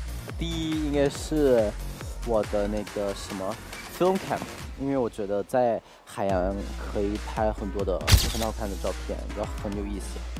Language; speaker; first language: Chinese; non-native, fluent; Thai